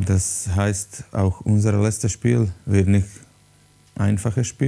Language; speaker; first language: German; non-native, learner; Slovak